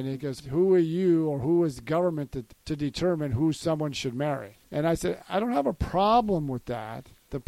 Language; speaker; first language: English; native; English